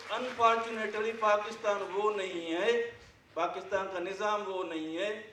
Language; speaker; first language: Urdu; non-native, local second language; Sindhi